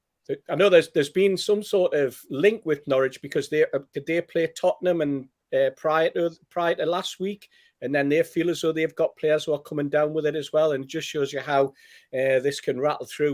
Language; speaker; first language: English; native; English